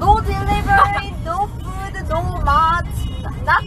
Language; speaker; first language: English; non-native, learner; Korean